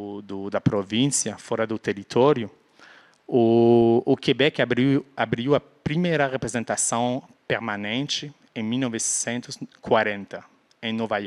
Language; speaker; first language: Portuguese; non-native, fluent; French